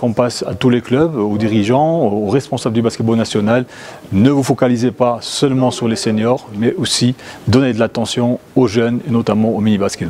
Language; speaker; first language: French; non-native, local second language; Arabic